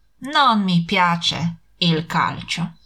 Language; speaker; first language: Italian; non-native, fluent; Polish